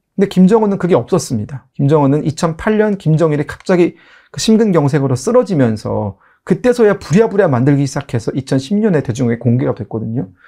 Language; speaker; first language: Korean; native; Korean